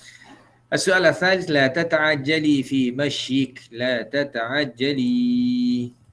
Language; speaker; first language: Arabic; non-native, fluent; Malay